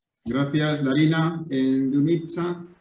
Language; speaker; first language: Spanish; native; Spanish